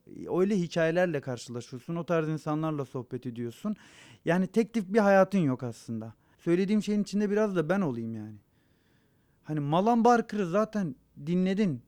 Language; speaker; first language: Turkish; non-native, local second language; Zaza